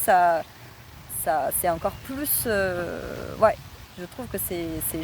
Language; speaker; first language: French; non-native, fluent; Portuguese